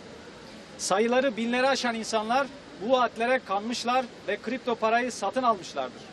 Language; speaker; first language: Turkish; native; Turkish